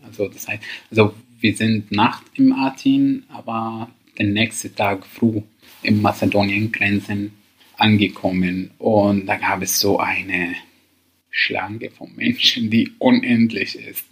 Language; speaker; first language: German; non-native, learner; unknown